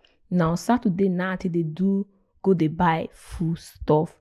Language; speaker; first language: English; non-native, local second language; Igbo